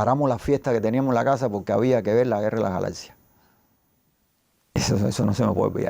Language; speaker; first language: Spanish; native; Spanish